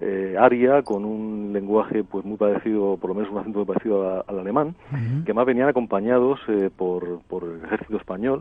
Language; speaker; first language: Spanish; native; Spanish